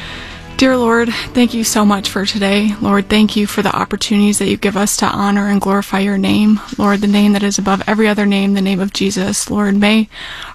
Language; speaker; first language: English; native; English